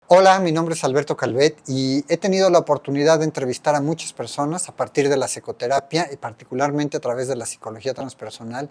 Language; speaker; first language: Spanish; native; Spanish